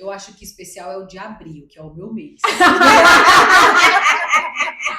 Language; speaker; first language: Portuguese; native; Portuguese